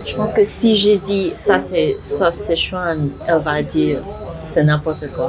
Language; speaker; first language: French; early bilingual, heritage; English